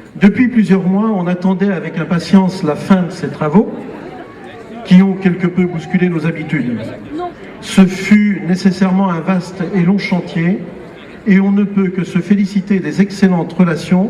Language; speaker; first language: French; native; French